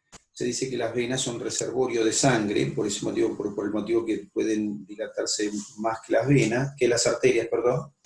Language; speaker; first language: Spanish; native; Spanish